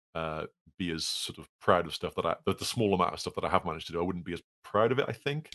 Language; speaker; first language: English; native; English